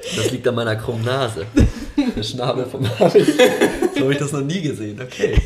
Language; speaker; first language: German; native; German